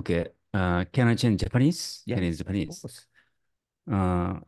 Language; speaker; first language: English; non-native, learner; Japanese